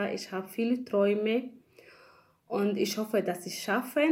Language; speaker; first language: German; non-native, learner; Arabic